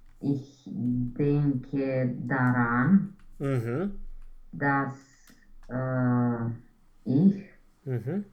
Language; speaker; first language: German; non-native, learner; Romanian